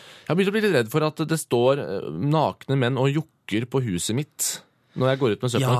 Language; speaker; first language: Norwegian; native; Norwegian